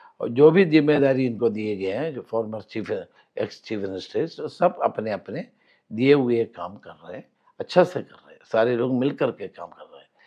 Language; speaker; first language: Hindi; non-native, local second language; Malayalam